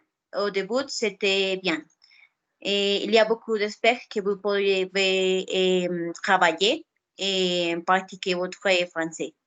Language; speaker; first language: French; non-native, learner; Spanish